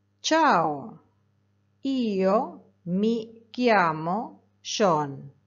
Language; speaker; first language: Italian; non-native, fluent; Spanish